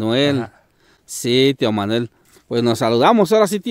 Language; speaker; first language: Spanish; native; Spanish